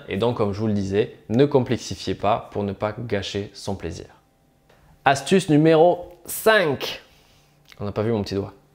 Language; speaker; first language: French; native; French